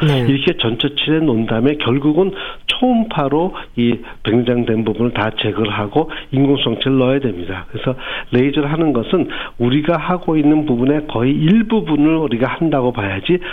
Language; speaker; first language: Korean; native; Korean